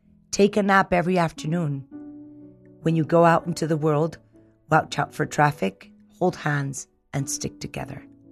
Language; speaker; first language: English; early bilingual, other home language; Spanish